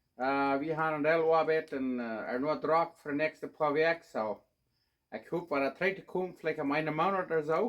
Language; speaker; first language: German; non-native, learner; Plautdietsch